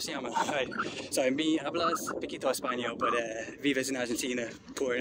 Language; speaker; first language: Spanish; non-native, learner; English